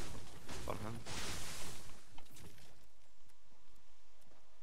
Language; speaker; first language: Swedish; native; Swedish